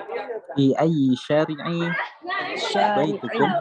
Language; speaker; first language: Arabic; non-native, learner; Indonesian